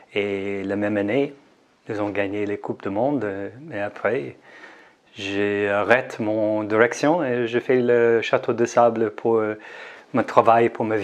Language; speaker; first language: French; non-native, learner; English